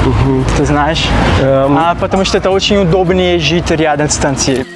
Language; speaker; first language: Russian; non-native, learner; Portuguese